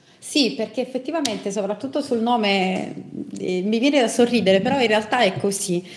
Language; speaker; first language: Italian; native; Italian